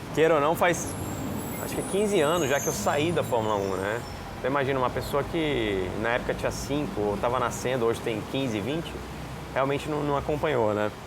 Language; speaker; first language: Portuguese; native; Portuguese